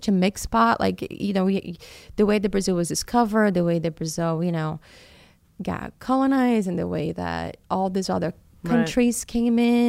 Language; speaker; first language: English; non-native, fluent; Portuguese